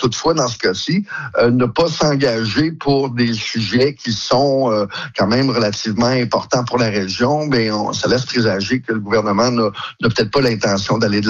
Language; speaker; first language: French; native; French